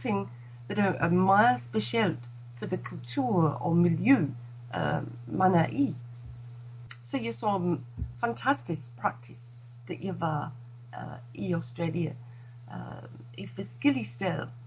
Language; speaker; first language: Danish; non-native, fluent; English